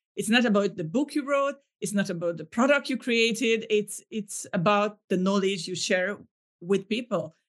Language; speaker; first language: English; non-native, fluent; Hungarian